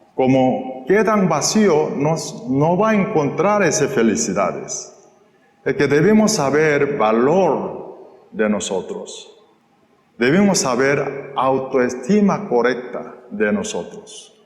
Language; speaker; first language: Spanish; non-native, fluent; Korean